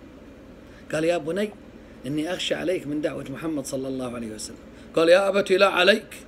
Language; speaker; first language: Arabic; native; Arabic